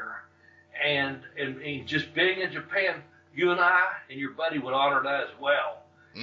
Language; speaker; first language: English; native; English